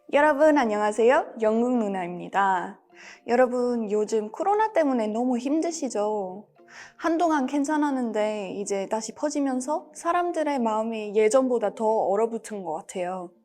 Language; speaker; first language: Korean; non-native, fluent; English